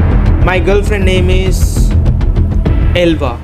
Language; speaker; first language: English; non-native, learner; Tamil